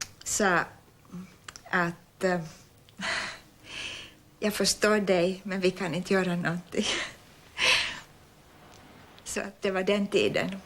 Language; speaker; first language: Swedish; non-native, local second language; Finnish